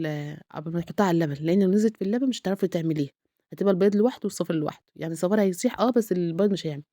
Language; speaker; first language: Arabic; native; Arabic